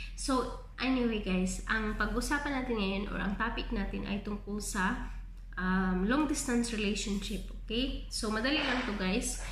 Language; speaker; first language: Filipino; non-native, local second language; Cebuano